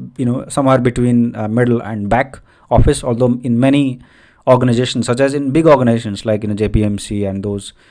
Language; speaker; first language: English; non-native, local second language; Odia